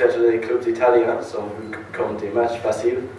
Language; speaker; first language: French; non-native, learner; English